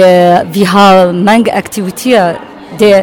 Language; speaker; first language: Danish; non-native, learner; Arabic